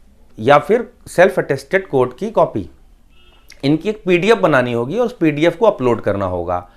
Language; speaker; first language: Hindi; native; Hindi